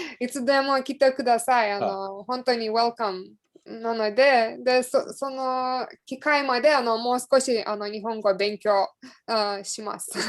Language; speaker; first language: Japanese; non-native, fluent; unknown